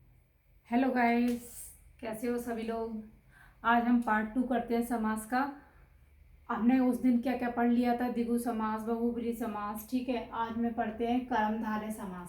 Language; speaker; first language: Hindi; native; Hindi